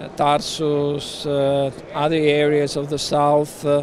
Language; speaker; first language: English; non-native, fluent; Italian